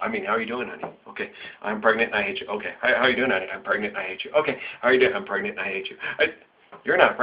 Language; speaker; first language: English; native; English